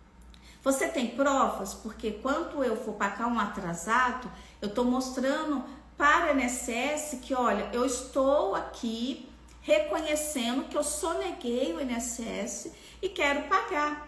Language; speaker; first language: Portuguese; native; Portuguese